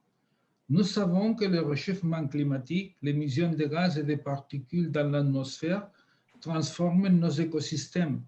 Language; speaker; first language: French; non-native, fluent; Spanish